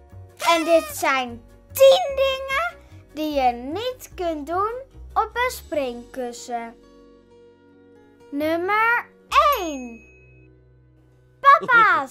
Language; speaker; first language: Dutch; native; Dutch